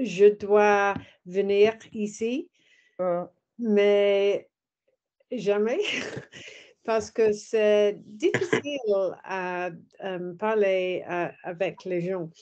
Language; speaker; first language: French; non-native, learner; English